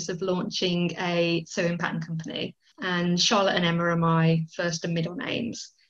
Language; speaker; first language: English; native; English